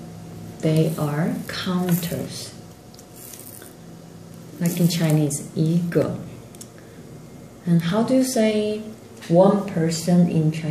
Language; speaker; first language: English; non-native, fluent; Korean